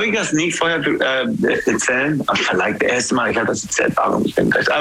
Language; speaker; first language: German; non-native, learner; English